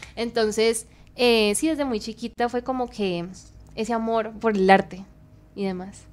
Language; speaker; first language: Spanish; native; Spanish